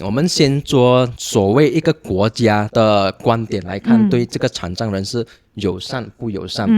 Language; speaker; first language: Chinese; non-native, local second language; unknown